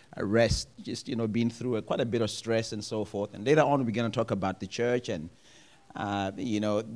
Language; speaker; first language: English; non-native, local second language; Shona